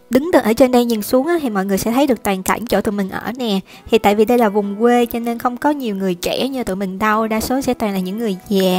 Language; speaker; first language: Vietnamese; native; Vietnamese